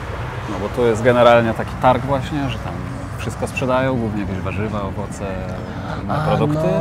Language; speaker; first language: Polish; native; Polish